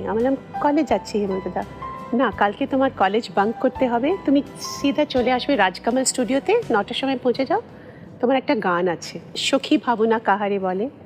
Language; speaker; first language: Bangla; non-native, local second language; Tamil